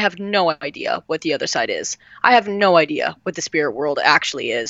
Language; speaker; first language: English; native; English